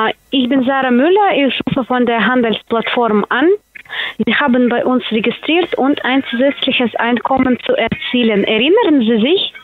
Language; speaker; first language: German; non-native, learner; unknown